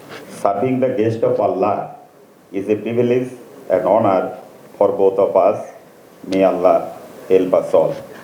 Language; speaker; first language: English; non-native, local second language; Bangla